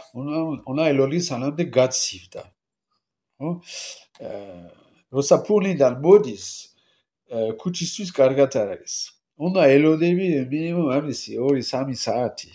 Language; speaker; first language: Georgian; non-native, learner; French